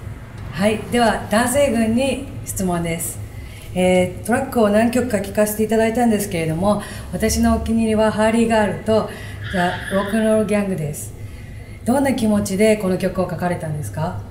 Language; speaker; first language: Japanese; native; Japanese